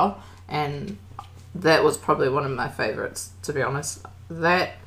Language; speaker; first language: English; native; English